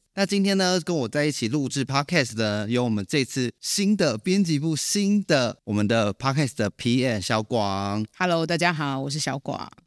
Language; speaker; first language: Chinese; native; Chinese